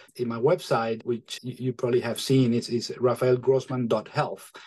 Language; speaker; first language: English; non-native, fluent; Spanish